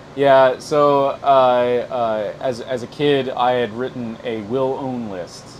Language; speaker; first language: English; native; English